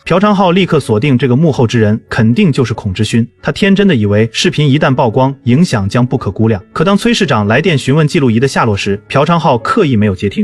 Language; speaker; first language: Chinese; native; Chinese